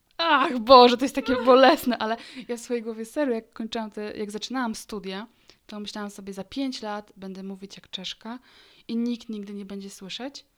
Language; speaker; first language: Polish; native; Polish